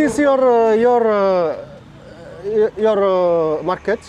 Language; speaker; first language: English; non-native, learner; Mongolian